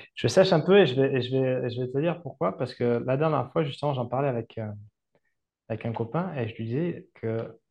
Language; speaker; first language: French; native; French